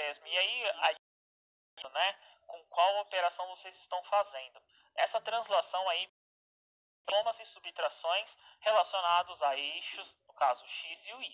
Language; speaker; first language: Portuguese; native; Portuguese